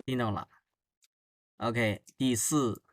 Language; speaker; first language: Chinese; non-native, fluent; Bangla